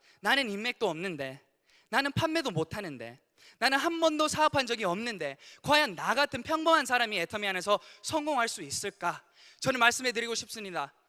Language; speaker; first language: Korean; early bilingual, heritage; Korean